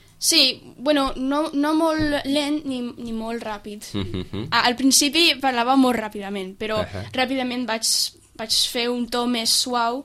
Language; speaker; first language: Catalan; early bilingual, other home language; English